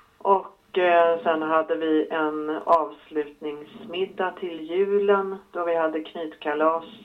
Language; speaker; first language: Swedish; native; Swedish